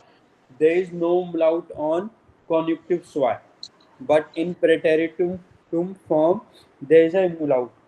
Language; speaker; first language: English; non-native, local second language; Hindi